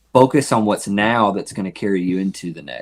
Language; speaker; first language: English; native; English